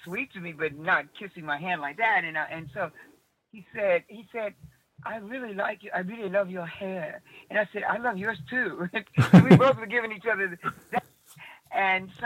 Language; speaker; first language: English; native; English